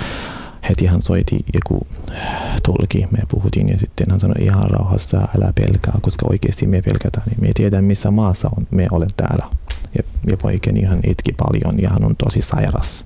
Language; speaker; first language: Finnish; non-native, learner; Arabic